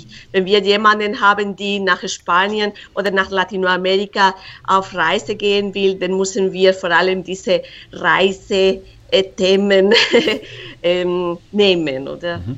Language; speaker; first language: German; non-native, fluent; Spanish